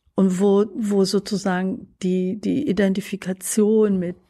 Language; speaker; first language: German; native; German